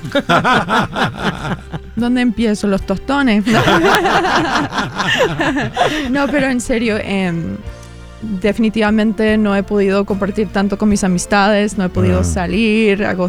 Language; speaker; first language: Spanish; early bilingual, heritage; Spanish